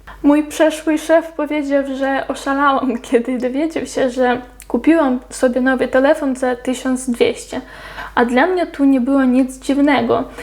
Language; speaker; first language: Polish; non-native, fluent; Ukrainian